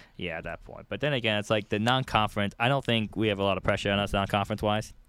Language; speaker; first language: English; native; English